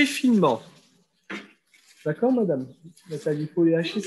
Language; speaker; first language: French; native; French